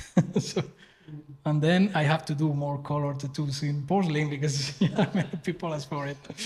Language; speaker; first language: English; non-native, fluent; Spanish